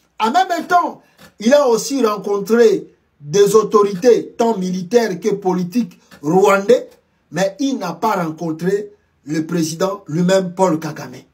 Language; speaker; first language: French; non-native, local second language; Lingala